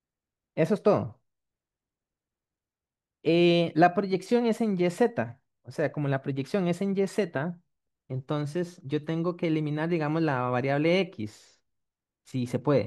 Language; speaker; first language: Spanish; native; Spanish